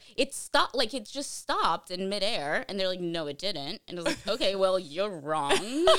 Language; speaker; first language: English; early bilingual, other home language; Portuguese